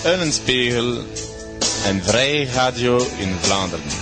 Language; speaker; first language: Dutch; non-native, local second language; French